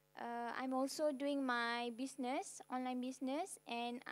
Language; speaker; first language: English; non-native, local second language; Malay